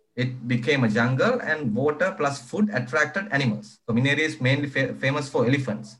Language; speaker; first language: English; non-native, local second language; Sinhala